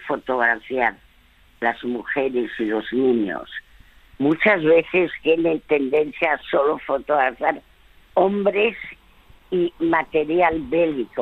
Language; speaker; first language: Spanish; early bilingual, other home language; French